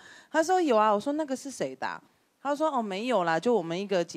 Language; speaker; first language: Chinese; native; Chinese